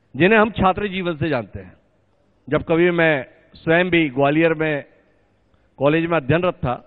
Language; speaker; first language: Hindi; native; Hindi